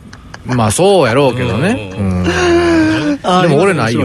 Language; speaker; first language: Japanese; native; Japanese